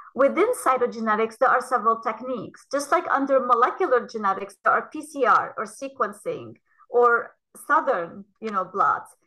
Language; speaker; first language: English; non-native, fluent; Arabic